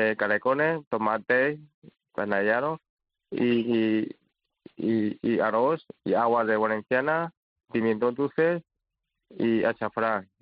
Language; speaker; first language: Spanish; non-native, learner; Chinese